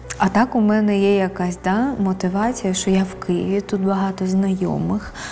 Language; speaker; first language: Ukrainian; native; Ukrainian